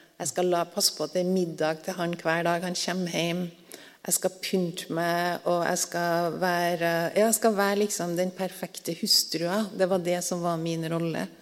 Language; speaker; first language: Norwegian; native; Norwegian